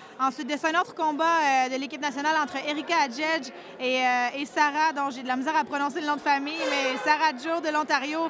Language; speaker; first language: French; native; French